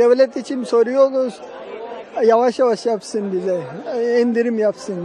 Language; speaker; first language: Turkish; non-native, learner; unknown